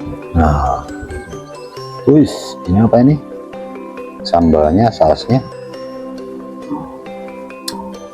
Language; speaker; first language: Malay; non-native, local second language; Sundanese